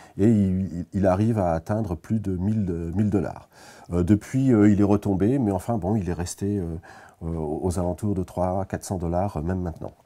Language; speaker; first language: French; native; French